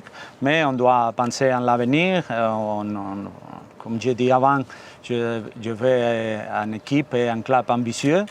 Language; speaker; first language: French; non-native, fluent; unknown